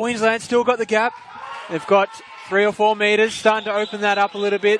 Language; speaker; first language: English; native; English